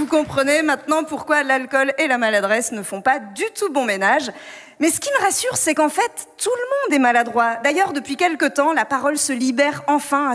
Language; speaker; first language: French; native; French